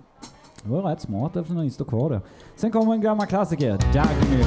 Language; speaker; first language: Swedish; native; Swedish